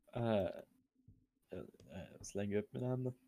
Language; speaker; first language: Swedish; non-native, fluent; German